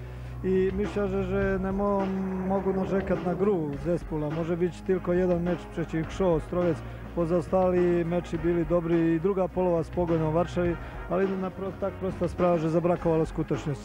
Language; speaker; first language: Polish; non-native, learner; Serbian